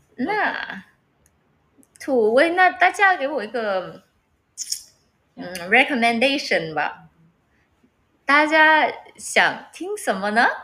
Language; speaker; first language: Chinese; non-native, learner; Vietnamese